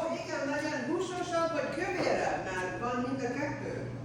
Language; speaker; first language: Hungarian; early bilingual, heritage; Hungarian